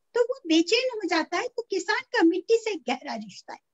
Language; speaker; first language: Hindi; native; Hindi